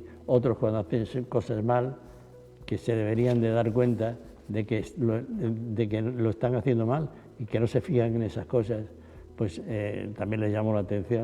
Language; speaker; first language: Spanish; native; Spanish